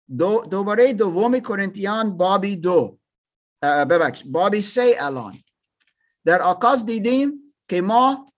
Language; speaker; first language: Persian; non-native, learner; English